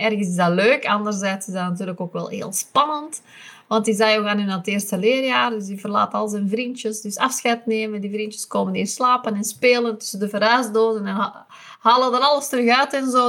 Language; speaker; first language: Dutch; native; Dutch